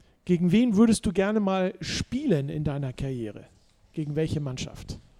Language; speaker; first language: German; native; German